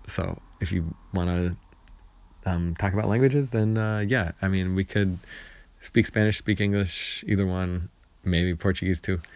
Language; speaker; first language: English; native; English